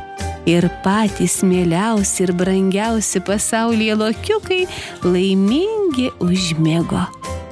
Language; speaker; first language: Lithuanian; native; Lithuanian